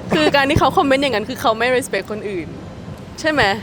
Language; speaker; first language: Thai; native; Thai